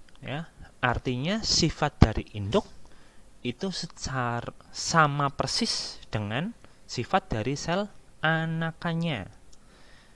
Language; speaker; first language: Indonesian; native; Indonesian